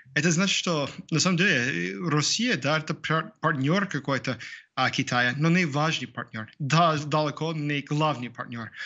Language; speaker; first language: Russian; non-native, fluent; English